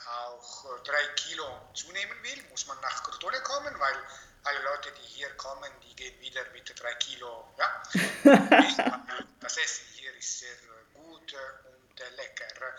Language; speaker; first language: German; non-native, fluent; Italian